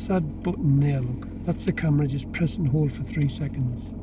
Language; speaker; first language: English; native; English